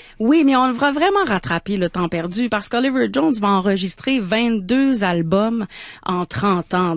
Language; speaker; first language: French; native; French